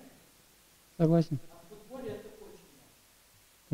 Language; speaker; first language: Russian; non-native, local second language; Kyrgyz